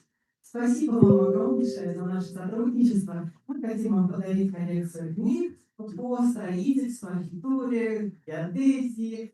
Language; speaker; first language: Russian; native; Russian